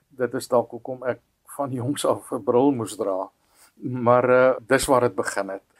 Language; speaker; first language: Afrikaans; native; Afrikaans